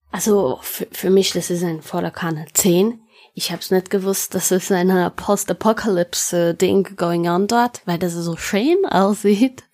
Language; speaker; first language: German; non-native, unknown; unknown